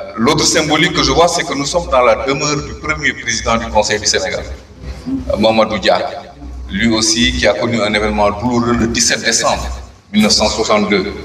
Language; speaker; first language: French; non-native, local second language; Wolof